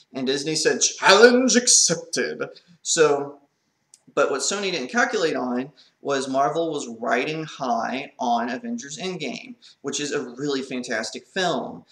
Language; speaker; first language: English; native; English